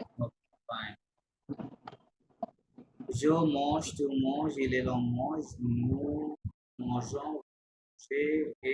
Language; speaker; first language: French; non-native, fluent; Bangla